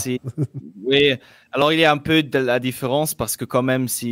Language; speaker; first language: French; non-native, local second language; German